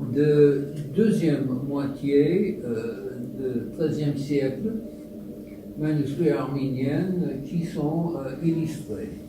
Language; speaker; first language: French; non-native, fluent; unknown